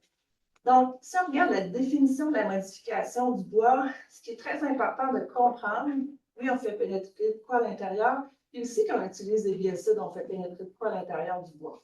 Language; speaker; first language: French; native; French